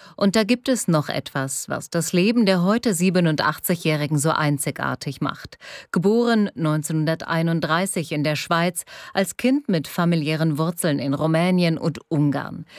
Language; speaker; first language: German; native; German